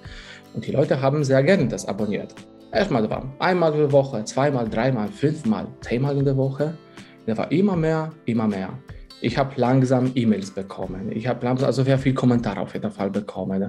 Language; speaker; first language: German; non-native, fluent; Polish